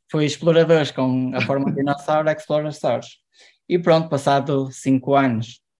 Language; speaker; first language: Portuguese; native; Portuguese